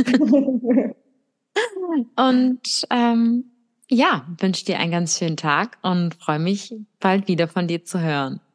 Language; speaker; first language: German; early bilingual, other home language; Russian